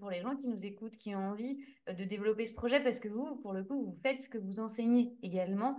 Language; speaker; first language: French; native; French